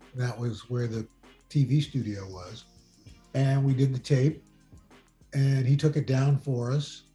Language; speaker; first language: English; native; English